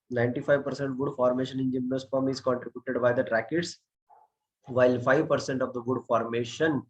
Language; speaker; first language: English; non-native, local second language; Marathi